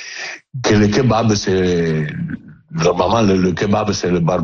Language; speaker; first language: French; non-native, learner; Italian